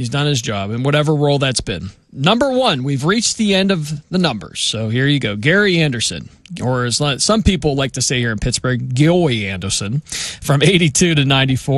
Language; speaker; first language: English; native; English